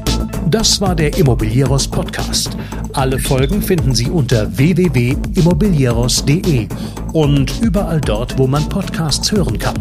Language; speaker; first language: German; native; German